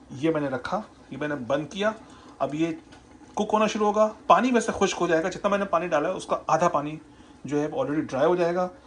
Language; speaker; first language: Urdu; non-native, local second language; Punjabi